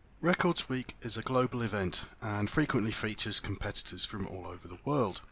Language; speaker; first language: English; native; English